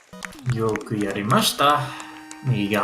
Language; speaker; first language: Japanese; non-native, learner; English